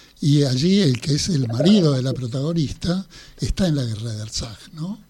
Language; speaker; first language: Spanish; native; Spanish